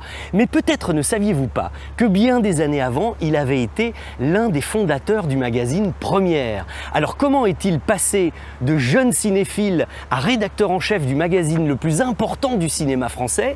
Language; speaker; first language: French; native; French